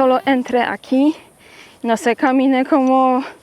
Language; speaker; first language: Spanish; non-native, fluent; Polish